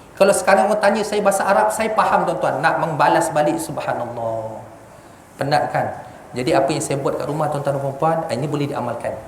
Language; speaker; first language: Malay; non-native, local second language; Javanese